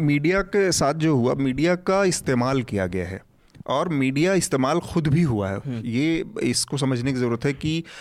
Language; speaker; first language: Hindi; native; Hindi